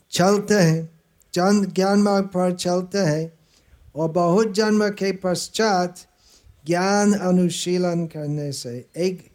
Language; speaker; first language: Hindi; non-native, fluent; English